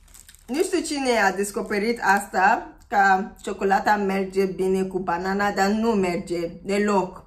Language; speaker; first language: Romanian; non-native, learner; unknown